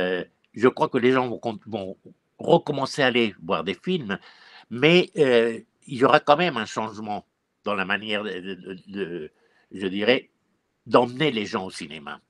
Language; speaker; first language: French; non-native, fluent; Spanish